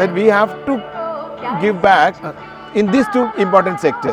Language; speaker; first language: English; non-native, local second language; Malayalam